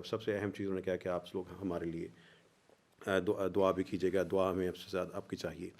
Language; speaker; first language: Urdu; native; Urdu